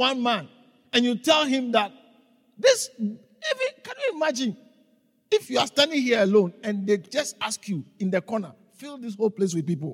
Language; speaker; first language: English; non-native, local second language; Akan